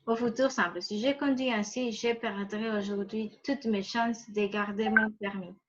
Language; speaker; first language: French; non-native, fluent; Spanish